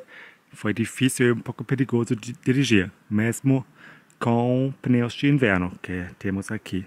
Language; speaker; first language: Portuguese; non-native, fluent; German